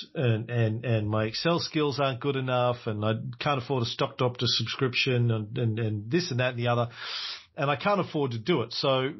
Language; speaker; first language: English; native; English